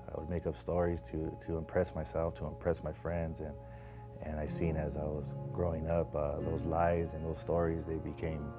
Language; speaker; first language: English; native; English